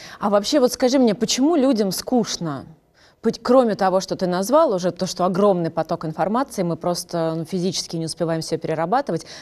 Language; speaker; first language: Russian; native; Russian